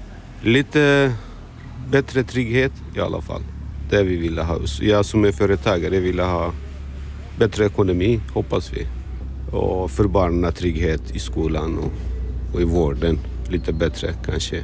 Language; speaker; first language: Swedish; non-native, fluent; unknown